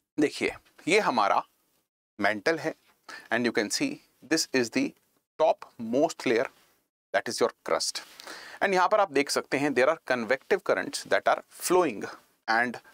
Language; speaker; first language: Hindi; native; Hindi